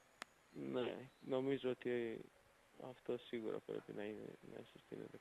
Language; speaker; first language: Greek; non-native, fluent; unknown